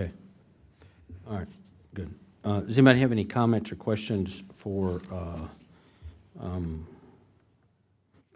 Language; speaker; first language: English; native; English